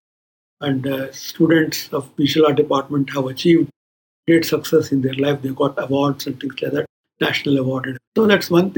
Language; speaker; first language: English; non-native, local second language; Kannada